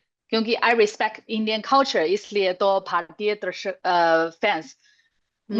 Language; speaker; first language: Hindi; non-native, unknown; Chinese